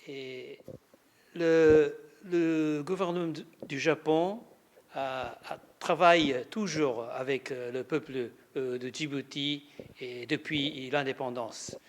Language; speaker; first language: French; non-native, learner; Japanese